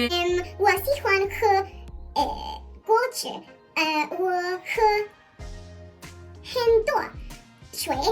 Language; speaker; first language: Chinese; non-native, learner; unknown